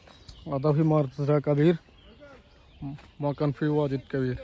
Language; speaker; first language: Arabic; non-native, learner; Bangla